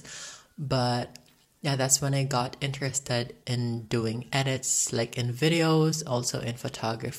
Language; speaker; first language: English; non-native, local second language; Cebuano